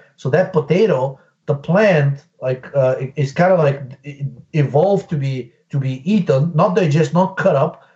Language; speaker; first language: English; non-native, fluent; Bulgarian